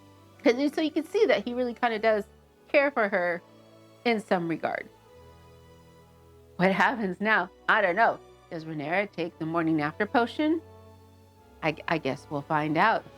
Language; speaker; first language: English; native; English